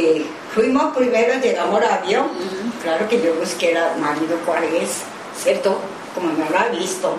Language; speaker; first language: Spanish; non-native, learner; Japanese